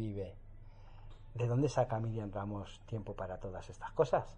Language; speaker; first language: Spanish; native; Spanish